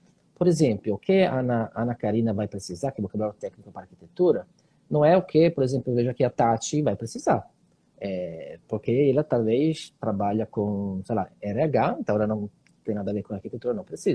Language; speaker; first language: Portuguese; non-native, fluent; Italian